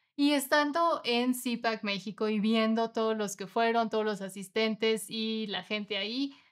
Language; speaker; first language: Spanish; native; Spanish